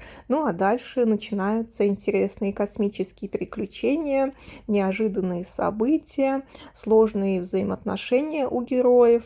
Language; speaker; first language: Russian; native; Russian